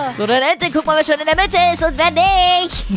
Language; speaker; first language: German; native; German